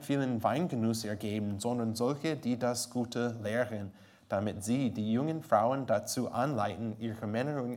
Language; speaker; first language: German; non-native, fluent; English